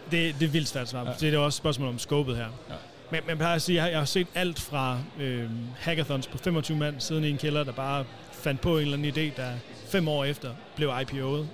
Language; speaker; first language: Danish; native; Danish